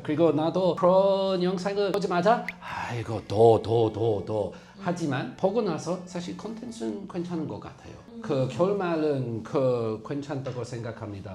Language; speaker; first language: Korean; non-native, fluent; English